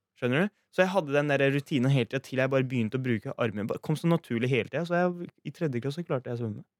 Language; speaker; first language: Norwegian; early bilingual, other home language; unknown